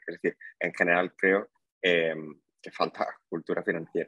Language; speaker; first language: Spanish; native; Spanish